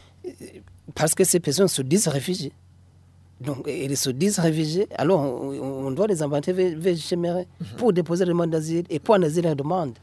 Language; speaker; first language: French; non-native, local second language; Rundi